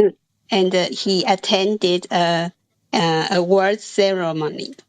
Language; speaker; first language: English; non-native, learner; Chinese